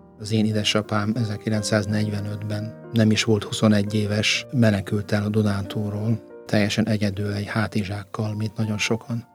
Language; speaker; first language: Hungarian; early bilingual, heritage; Hungarian